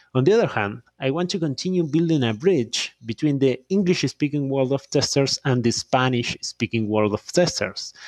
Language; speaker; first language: English; non-native, fluent; Spanish